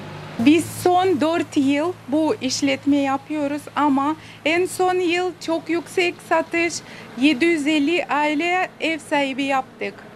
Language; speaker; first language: Turkish; non-native, learner; Russian